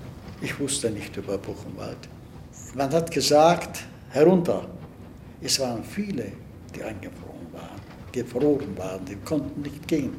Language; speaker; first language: German; early bilingual, heritage; Czech